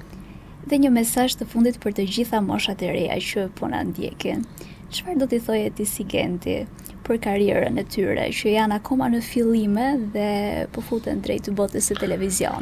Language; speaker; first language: Albanian; native; Albanian